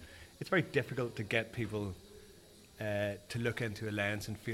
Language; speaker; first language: English; native; English